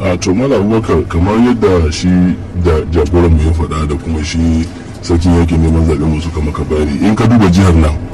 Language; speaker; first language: Hausa; native; Hausa